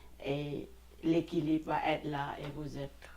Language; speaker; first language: French; non-native, fluent; Khmer